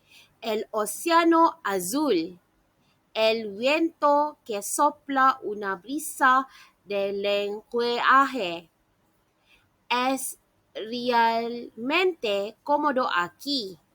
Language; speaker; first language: Spanish; non-native, learner; Malay